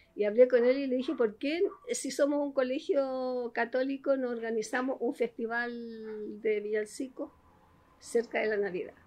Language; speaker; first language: Spanish; native; Spanish